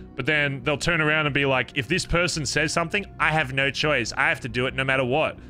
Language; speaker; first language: English; native; English